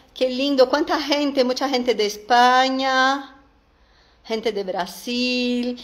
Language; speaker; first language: Spanish; non-native, fluent; Portuguese